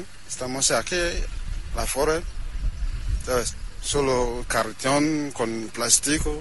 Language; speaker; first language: Spanish; non-native, learner; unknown